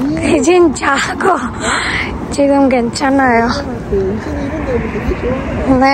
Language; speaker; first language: Korean; non-native, learner; Bangla